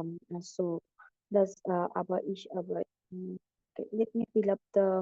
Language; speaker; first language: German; non-native, fluent; Bangla